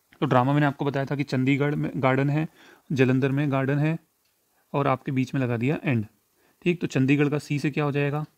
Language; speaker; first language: Hindi; native; Hindi